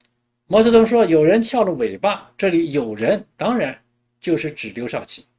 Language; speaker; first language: Chinese; native; Chinese